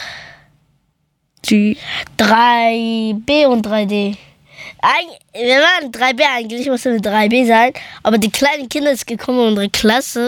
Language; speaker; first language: German; early bilingual, other home language; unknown